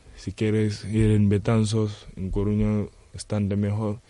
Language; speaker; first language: Spanish; non-native, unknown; Wolof